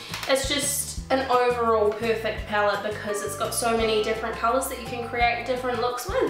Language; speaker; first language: English; native; English